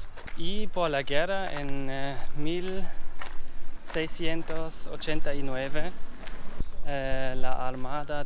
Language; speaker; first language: Spanish; non-native, learner; German